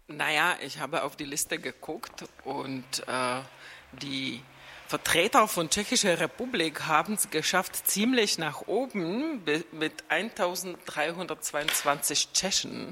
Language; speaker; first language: German; non-native, fluent; Czech